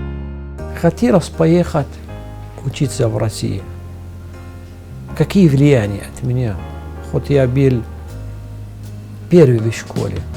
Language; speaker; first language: Russian; non-native, fluent; Arabic